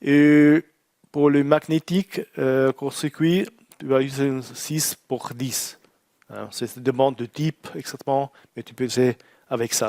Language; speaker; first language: French; non-native, learner; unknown